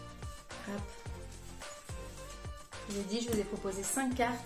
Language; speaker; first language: French; native; French